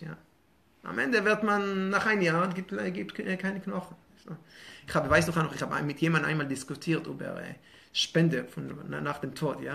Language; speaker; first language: German; non-native, fluent; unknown